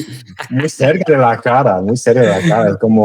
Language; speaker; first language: Spanish; non-native, fluent; English